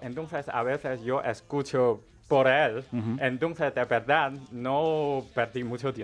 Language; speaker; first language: Spanish; non-native, learner; Chinese